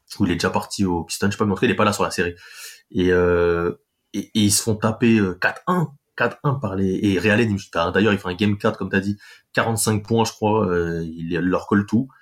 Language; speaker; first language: French; native; French